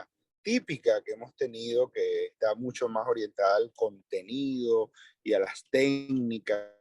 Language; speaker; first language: Spanish; native; Spanish